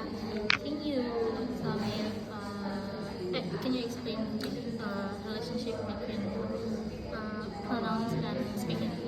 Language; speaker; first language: English; non-native, learner; Indonesian